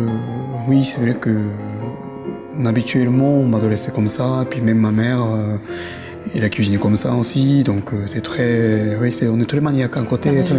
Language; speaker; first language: French; non-native, fluent; Japanese